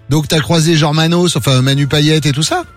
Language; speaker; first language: French; native; French